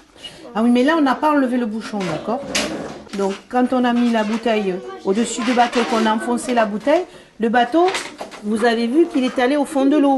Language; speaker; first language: French; native; French